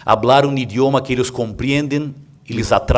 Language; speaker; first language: Portuguese; native; Portuguese